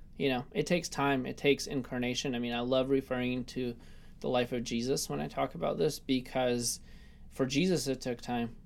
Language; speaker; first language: English; early bilingual, other home language; Russian